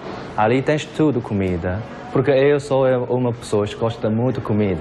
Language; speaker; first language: Portuguese; non-native, learner; Korean